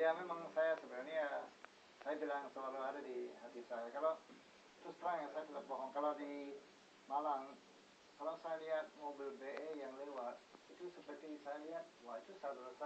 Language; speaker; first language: Indonesian; non-native, fluent; English